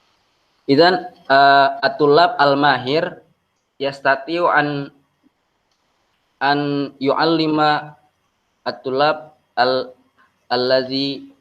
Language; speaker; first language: Arabic; non-native, learner; Indonesian